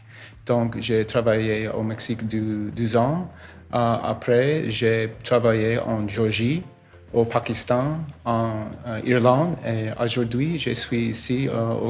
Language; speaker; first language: French; non-native, learner; English